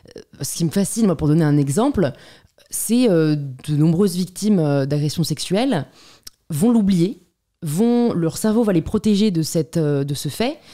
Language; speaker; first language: French; native; French